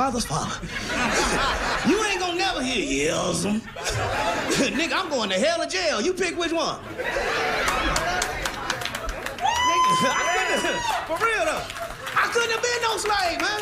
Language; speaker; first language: English; native; English